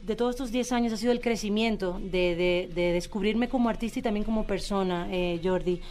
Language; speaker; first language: Spanish; native; Spanish